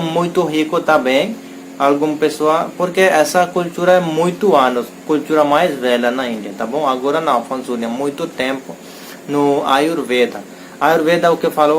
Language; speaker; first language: Portuguese; non-native, learner; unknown